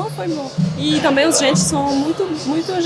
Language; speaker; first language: Portuguese; non-native, fluent; French